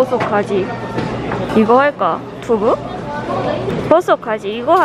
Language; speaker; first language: Korean; non-native, fluent; Japanese